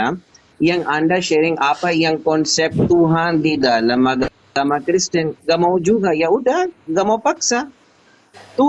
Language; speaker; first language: Indonesian; non-native, learner; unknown